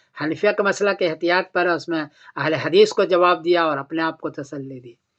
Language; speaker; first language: Urdu; native; Urdu